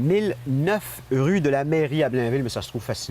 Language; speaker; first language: French; native; French